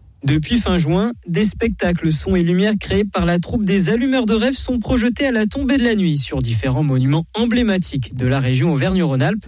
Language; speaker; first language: French; native; French